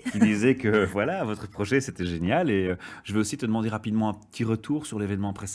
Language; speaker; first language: French; native; French